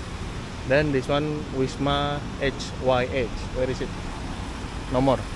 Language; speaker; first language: English; non-native, local second language; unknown